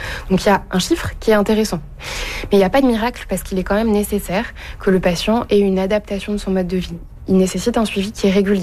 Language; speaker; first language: French; native; French